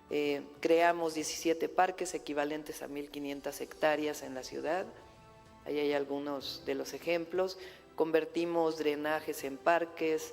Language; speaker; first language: Spanish; native; Spanish